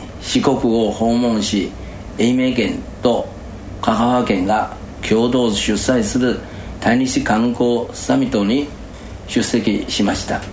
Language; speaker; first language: Japanese; non-native, fluent; Chinese